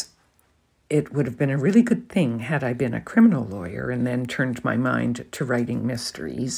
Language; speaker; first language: English; native; English